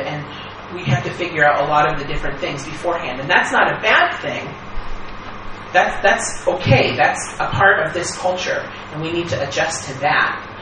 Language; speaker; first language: English; native; English